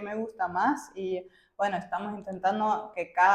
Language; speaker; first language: Spanish; non-native, fluent; German